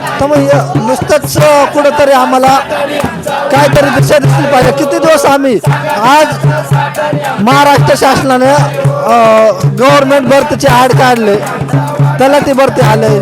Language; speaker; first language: Marathi; non-native, local second language; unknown